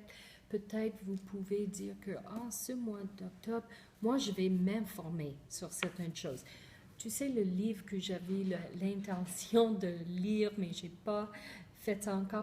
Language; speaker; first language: French; non-native, fluent; English